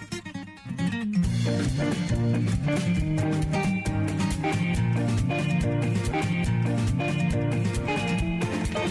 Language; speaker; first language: English; native; English